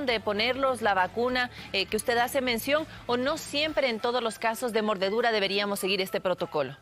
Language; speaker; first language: Spanish; native; Spanish